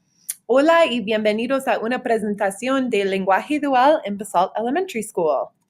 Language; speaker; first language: Spanish; non-native, fluent; English